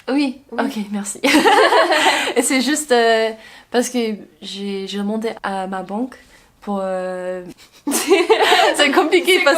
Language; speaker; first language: French; non-native, fluent; English